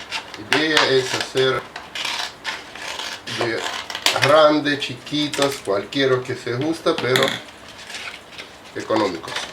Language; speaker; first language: Spanish; non-native, fluent; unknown